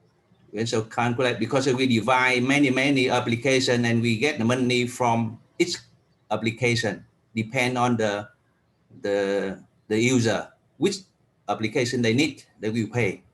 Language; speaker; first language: English; non-native, learner; Vietnamese